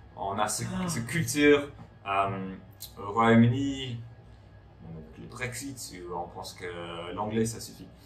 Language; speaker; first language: French; non-native, fluent; English